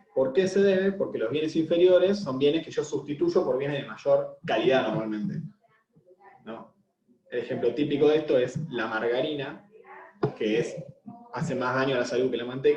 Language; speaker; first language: Spanish; native; Spanish